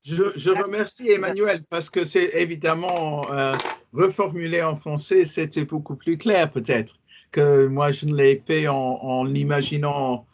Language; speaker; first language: French; non-native, fluent; English